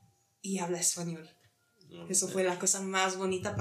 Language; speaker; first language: Spanish; early bilingual, heritage; English